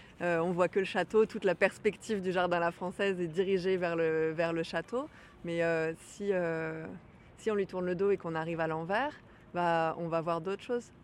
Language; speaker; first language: French; native; French